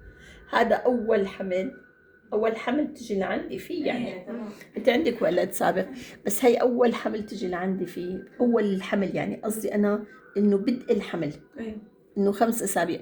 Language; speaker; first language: Arabic; native; Arabic